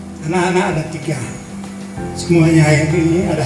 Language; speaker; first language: Indonesian; native; Indonesian